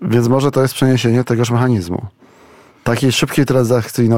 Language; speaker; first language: Polish; native; Polish